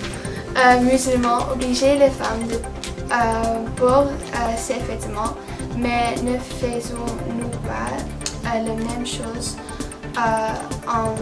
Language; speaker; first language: French; non-native, learner; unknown